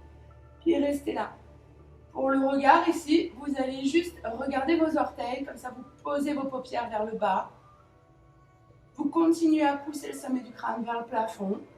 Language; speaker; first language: French; native; French